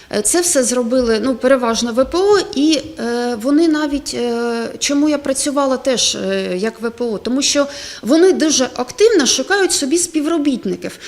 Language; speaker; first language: Ukrainian; non-native, local second language; Russian